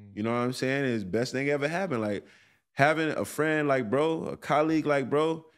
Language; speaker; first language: English; native; English